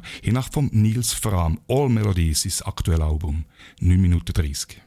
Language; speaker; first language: German; native; German